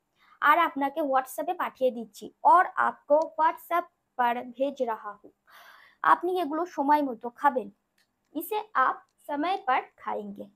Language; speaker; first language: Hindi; non-native, local second language; Bangla